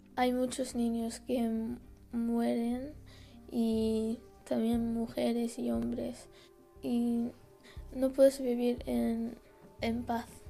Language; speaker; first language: Spanish; early bilingual, other home language; Arabic